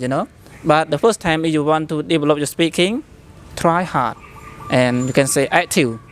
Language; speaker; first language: English; non-native, learner; Khmer